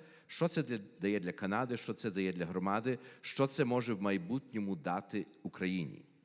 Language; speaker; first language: Ukrainian; early bilingual, heritage; Ukrainian